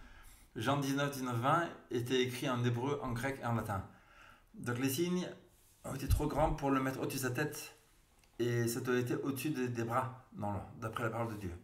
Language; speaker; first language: French; native; French